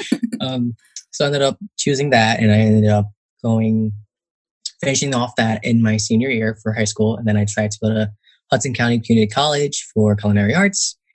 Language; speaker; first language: English; native; English